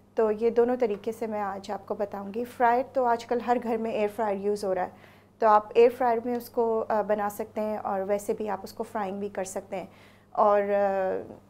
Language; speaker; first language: Urdu; native; Urdu